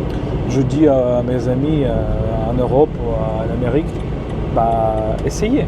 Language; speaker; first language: French; non-native, fluent; Ukrainian